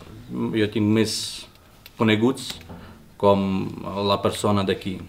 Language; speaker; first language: Catalan; non-native, learner; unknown